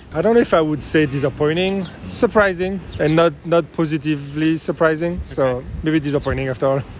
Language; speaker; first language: English; non-native, fluent; French